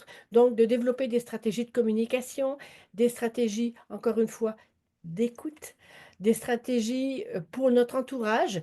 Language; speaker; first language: French; native; French